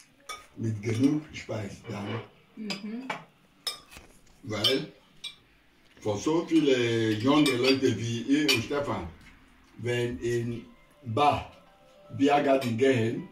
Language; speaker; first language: German; non-native, learner; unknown